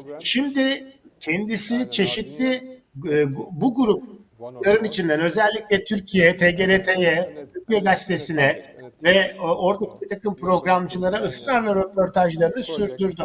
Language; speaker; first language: Turkish; native; Turkish